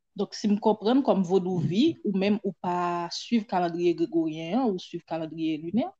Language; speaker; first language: Haitian Creole; native; Haitian Creole